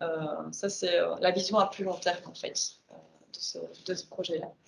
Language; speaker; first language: French; native; French